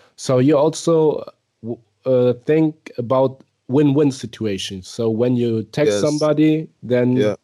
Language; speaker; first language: English; early bilingual, other home language; German